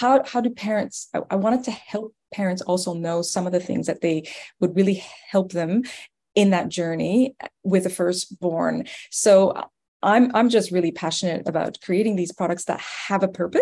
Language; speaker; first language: English; non-native, fluent; French